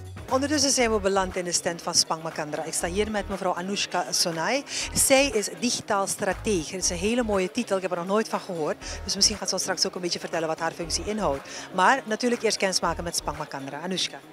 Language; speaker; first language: Dutch; native; Dutch